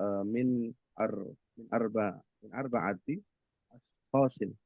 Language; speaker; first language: Arabic; non-native, learner; Indonesian